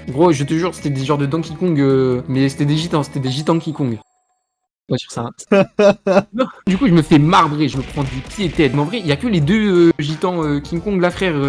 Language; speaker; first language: French; native; French